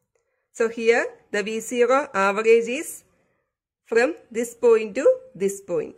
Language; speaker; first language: English; non-native, local second language; Malayalam